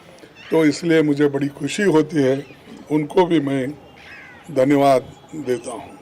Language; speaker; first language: Hindi; non-native, local second language; Kannada